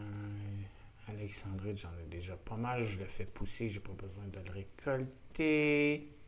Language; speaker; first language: French; native; French